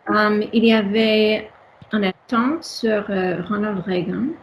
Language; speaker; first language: French; non-native, learner; English